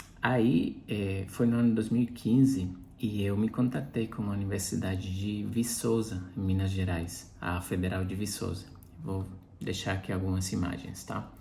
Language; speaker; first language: Portuguese; non-native, fluent; Spanish